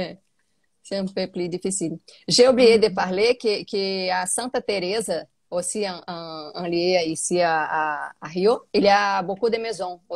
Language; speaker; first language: French; non-native, learner; Portuguese